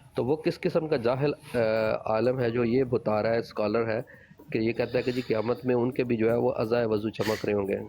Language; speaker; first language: Urdu; non-native, local second language; Punjabi